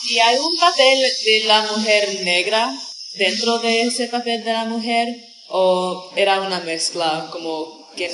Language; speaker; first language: Spanish; non-native, learner; English